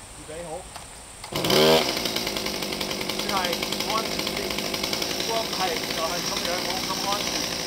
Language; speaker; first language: Cantonese; non-native, learner; English